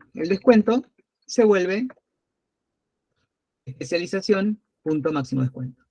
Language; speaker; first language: Spanish; native; Spanish